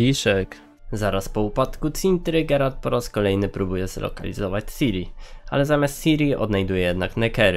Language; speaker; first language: Polish; native; Polish